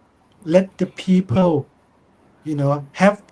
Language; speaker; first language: English; non-native, fluent; Thai